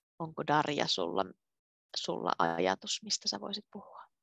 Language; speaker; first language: Finnish; native; Finnish